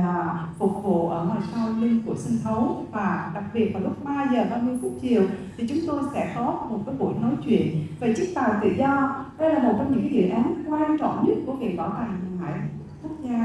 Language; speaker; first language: Vietnamese; native; Vietnamese